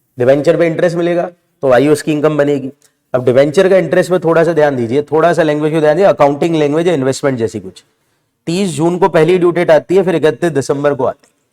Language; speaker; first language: Hindi; native; Hindi